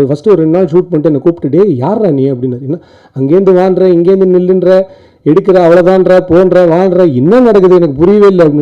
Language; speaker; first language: Tamil; native; Tamil